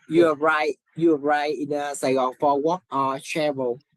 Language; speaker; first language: English; non-native, learner; Vietnamese